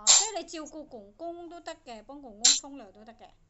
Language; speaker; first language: Cantonese; native; Cantonese